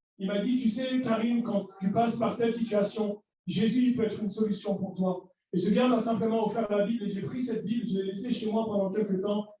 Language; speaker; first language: French; early bilingual, other home language; Arabic